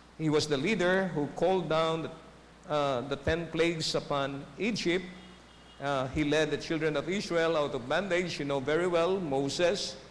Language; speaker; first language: English; non-native, local second language; Filipino